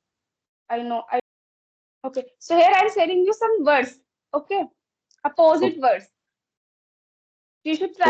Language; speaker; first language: English; non-native, local second language; Hindi